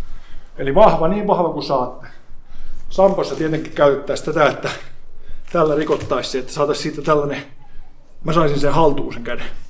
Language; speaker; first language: Finnish; native; Finnish